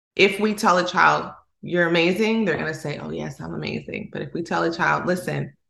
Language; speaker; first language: English; non-native, fluent; Spanish